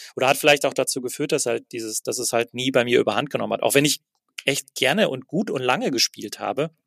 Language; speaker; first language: German; native; German